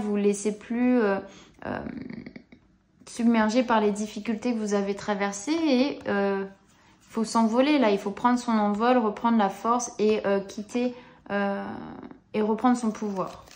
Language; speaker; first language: French; native; French